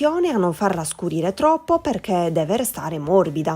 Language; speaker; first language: Italian; native; Italian